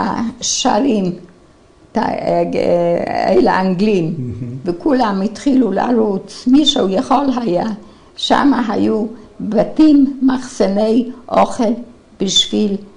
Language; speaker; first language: Hebrew; non-native, fluent; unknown